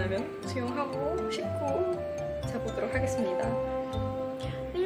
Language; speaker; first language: Korean; non-native, fluent; English